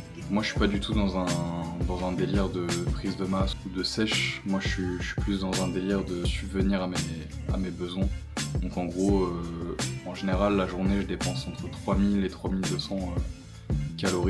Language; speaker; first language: French; native; French